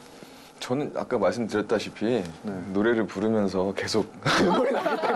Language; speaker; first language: Korean; native; Korean